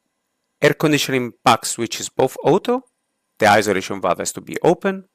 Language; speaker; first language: English; non-native, fluent; Italian